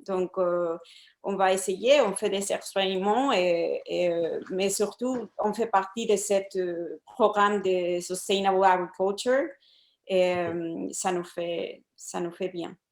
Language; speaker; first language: French; non-native, fluent; Spanish